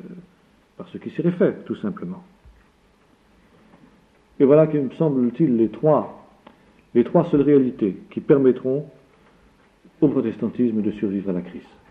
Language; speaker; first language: French; native; French